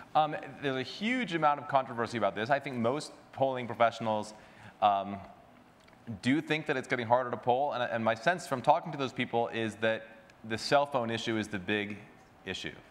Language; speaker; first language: English; native; English